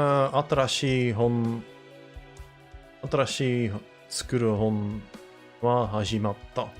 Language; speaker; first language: Japanese; non-native, learner; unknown